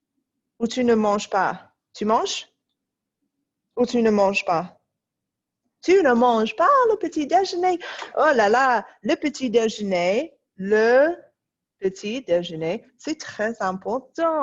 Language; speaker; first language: French; non-native, fluent; English